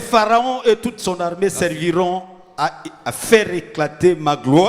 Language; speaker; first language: French; non-native, local second language; Lingala